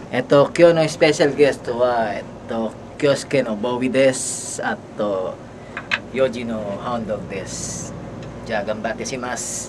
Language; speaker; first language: Japanese; non-native, learner; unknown